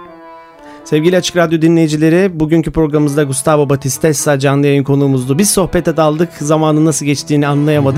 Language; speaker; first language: Turkish; native; Turkish